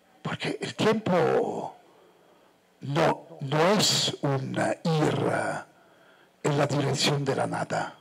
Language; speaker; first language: Spanish; non-native, fluent; Italian